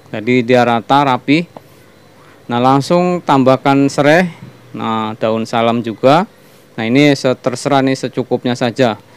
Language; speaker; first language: Indonesian; non-native, local second language; Javanese